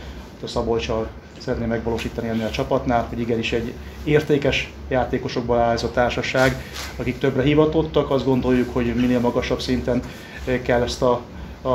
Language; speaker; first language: Hungarian; native; Hungarian